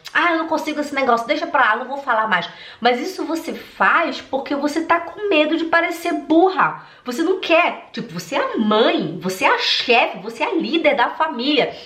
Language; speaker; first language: Portuguese; native; Portuguese